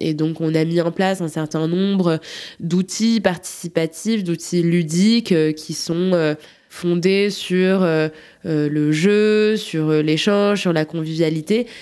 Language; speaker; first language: French; native; French